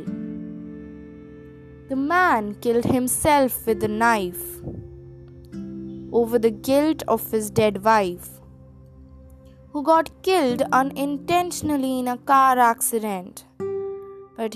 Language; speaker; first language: English; non-native, local second language; Hindi